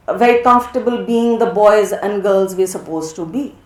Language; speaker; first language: English; non-native, local second language; Hindi